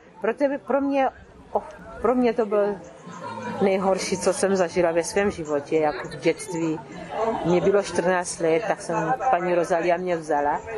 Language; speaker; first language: Czech; early bilingual, other home language; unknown